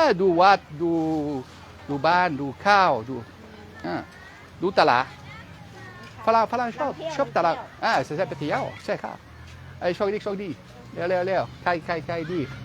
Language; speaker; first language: Thai; non-native, learner; French